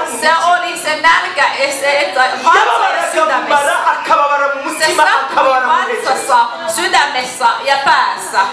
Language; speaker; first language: Finnish; non-native, fluent; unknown